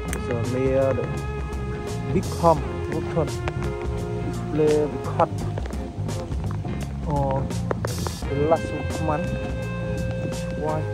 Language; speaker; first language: English; non-native, learner; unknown